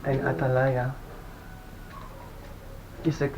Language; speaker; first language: Spanish; non-native, learner; Polish